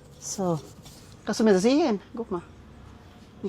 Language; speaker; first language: German; non-native, learner; Filipino